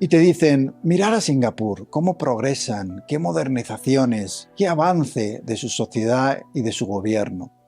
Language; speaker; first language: Spanish; native; Spanish